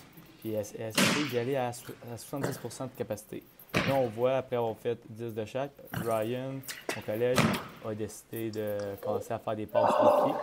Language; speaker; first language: French; native; French